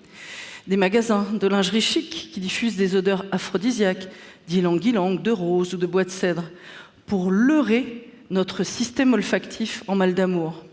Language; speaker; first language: French; native; French